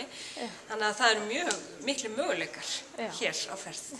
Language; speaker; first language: Icelandic; native; Icelandic